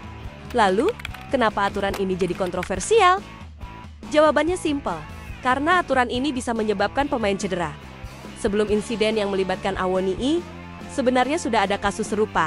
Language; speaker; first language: Indonesian; native; Indonesian